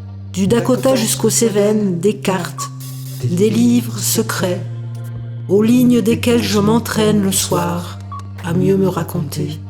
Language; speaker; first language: French; native; French